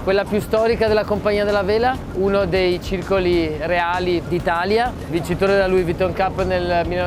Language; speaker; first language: Italian; native; Italian